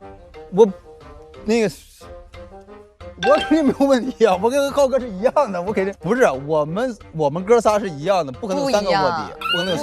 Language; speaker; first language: Chinese; native; Chinese